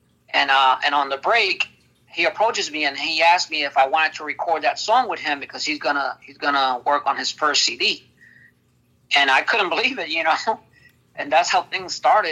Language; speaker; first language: English; early bilingual, other home language; Spanish